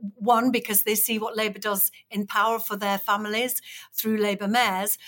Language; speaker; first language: English; native; English